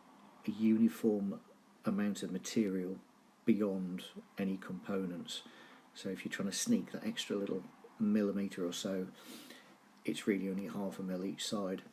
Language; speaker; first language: English; native; English